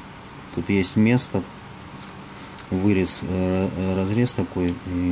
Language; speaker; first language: Russian; native; Russian